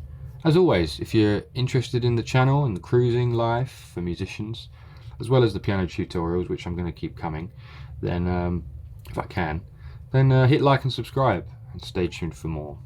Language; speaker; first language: English; native; English